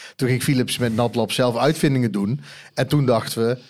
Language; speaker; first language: Dutch; native; Dutch